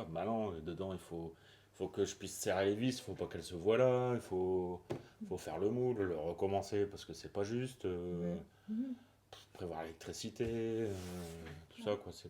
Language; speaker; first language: French; native; French